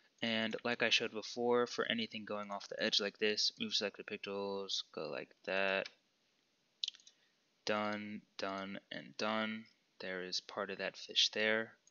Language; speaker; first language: English; native; English